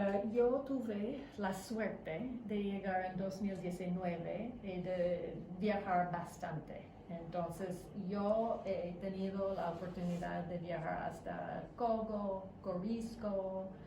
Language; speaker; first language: Spanish; non-native, fluent; English